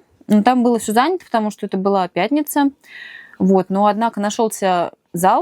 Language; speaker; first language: Russian; native; Russian